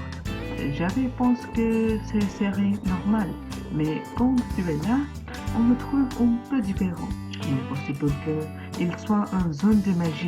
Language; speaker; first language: French; non-native, learner; English